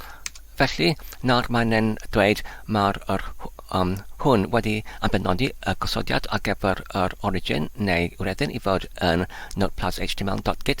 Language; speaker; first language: Welsh; non-native, learner; English